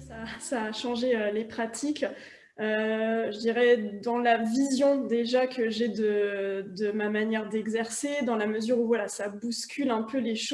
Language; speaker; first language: French; native; French